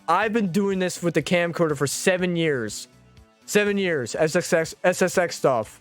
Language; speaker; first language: English; native; English